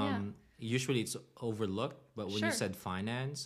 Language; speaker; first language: English; non-native, local second language; Filipino